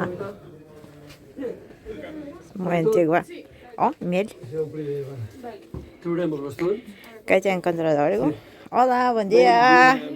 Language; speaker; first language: Spanish; non-native, fluent; Russian